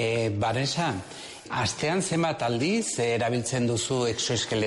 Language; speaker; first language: Basque; native; Basque